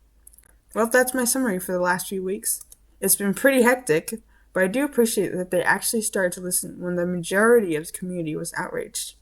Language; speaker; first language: English; native; English